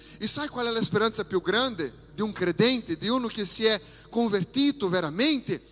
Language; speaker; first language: Italian; non-native, fluent; Portuguese